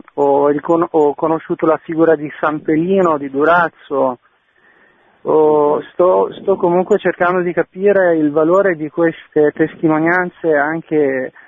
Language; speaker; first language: Italian; non-native, fluent; Albanian